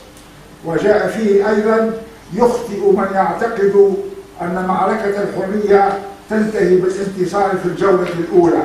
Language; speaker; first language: Arabic; native; Arabic